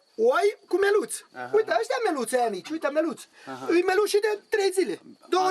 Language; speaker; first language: Romanian; native; Romanian